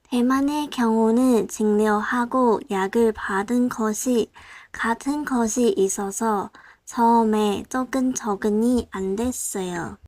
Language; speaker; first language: Korean; non-native, local second language; Chinese